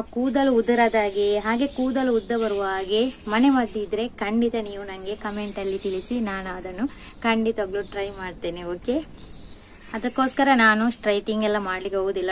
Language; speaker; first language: Kannada; non-native, local second language; Tulu